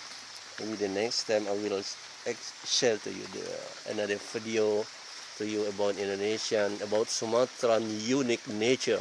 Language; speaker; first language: English; non-native, learner; Indonesian